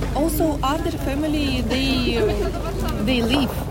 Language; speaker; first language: English; non-native, learner; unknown